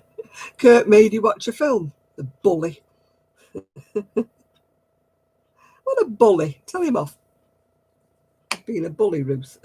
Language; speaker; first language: English; native; English